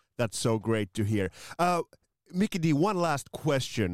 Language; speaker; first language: English; non-native, fluent; Finnish